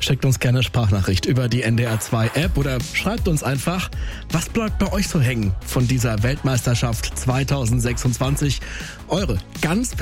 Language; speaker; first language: German; native; German